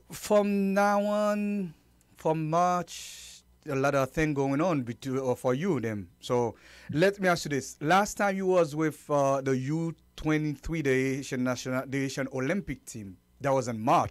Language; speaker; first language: English; non-native, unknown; Haitian Creole